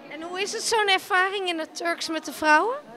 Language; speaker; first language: Dutch; early bilingual, other home language; Turkish